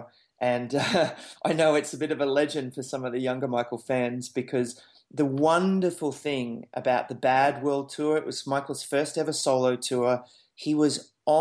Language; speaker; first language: English; native; English